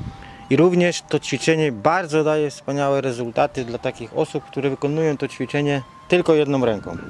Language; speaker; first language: Polish; non-native, fluent; Vietnamese